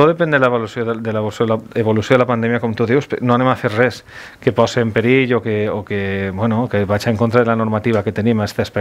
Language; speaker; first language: Catalan; native; Catalan